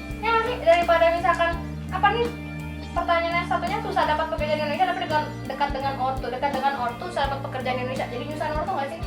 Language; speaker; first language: Indonesian; native; Indonesian